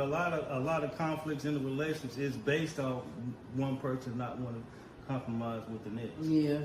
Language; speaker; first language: English; native; English